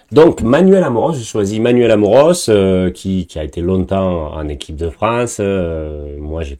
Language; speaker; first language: French; native; French